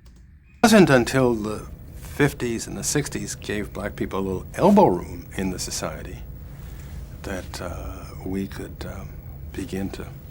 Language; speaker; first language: English; native; English